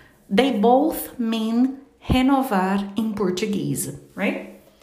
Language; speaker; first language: English; non-native, fluent; Portuguese